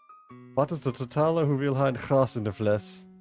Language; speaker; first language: Dutch; non-native, learner; English